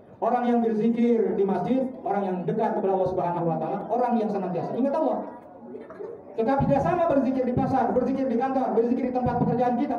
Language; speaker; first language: Indonesian; native; Indonesian